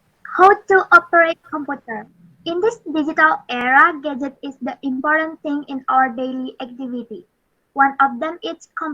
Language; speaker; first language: English; non-native, learner; Indonesian